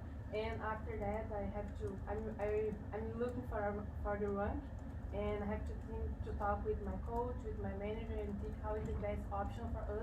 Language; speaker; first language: English; non-native, learner; Portuguese